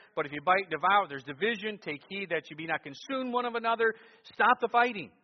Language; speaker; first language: English; native; English